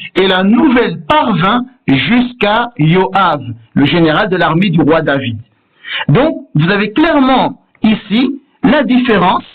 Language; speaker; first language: French; native; French